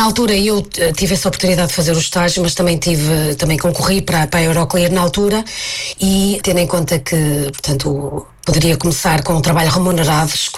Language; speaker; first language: Portuguese; native; Portuguese